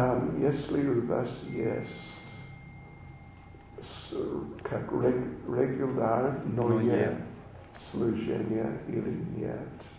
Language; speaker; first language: Russian; non-native, learner; English